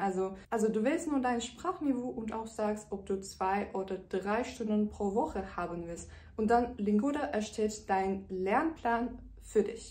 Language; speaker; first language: German; non-native, fluent; Turkish